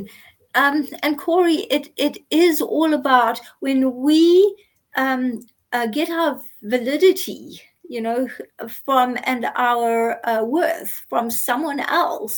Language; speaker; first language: English; native; English